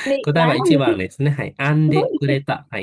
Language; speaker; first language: Japanese; non-native, fluent; Khmer